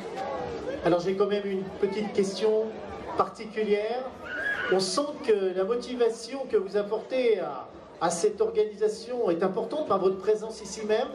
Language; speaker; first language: French; native; French